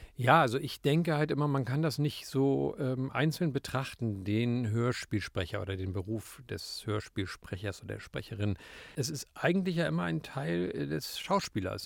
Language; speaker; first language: German; native; German